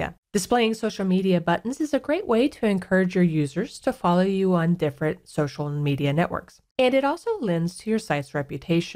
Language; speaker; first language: English; native; English